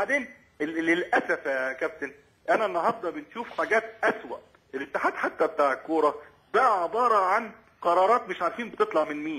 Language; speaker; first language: Arabic; native; Arabic